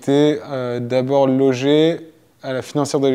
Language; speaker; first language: French; native; French